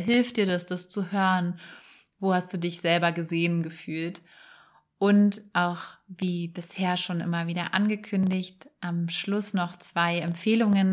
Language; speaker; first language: German; native; German